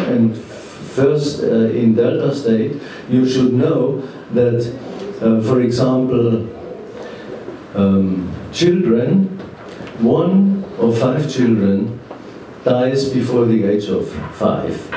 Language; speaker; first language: English; non-native, fluent; German